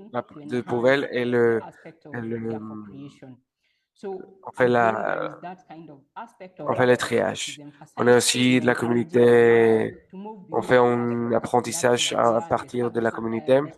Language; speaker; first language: French; non-native, learner; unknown